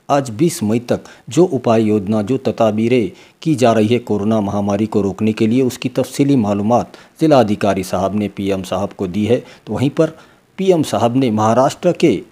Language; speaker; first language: Hindi; non-native, local second language; Urdu